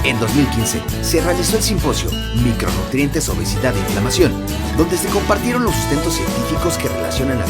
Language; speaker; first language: Spanish; native; Spanish